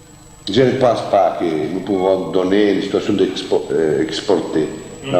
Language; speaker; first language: French; non-native, fluent; Italian